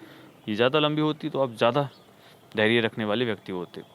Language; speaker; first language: Hindi; native; Hindi